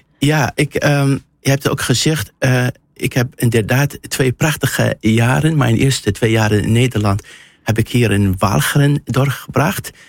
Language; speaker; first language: Dutch; non-native, fluent; Arabic